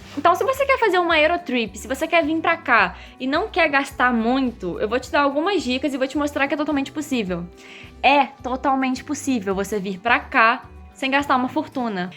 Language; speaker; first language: Portuguese; native; Portuguese